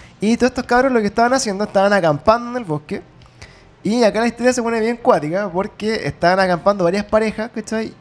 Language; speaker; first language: Spanish; native; Spanish